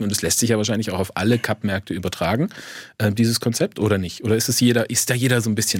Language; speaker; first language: German; native; German